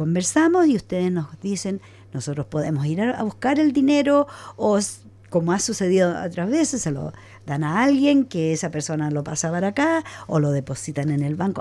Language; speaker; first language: Spanish; native; Spanish